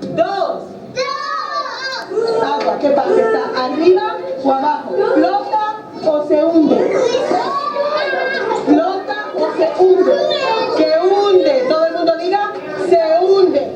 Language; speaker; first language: Spanish; native; Spanish